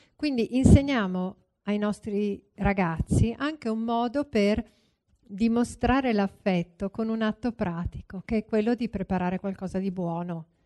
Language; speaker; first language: Italian; native; Italian